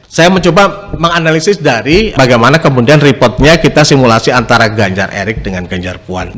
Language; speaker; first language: Indonesian; native; Indonesian